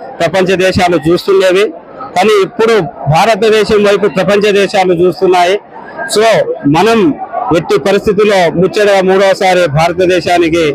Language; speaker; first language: Telugu; non-native, local second language; Lambadi